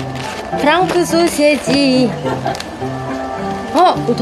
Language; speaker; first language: Japanese; non-native, learner; Korean